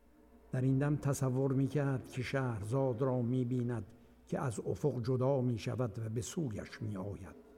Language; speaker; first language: Persian; native; Persian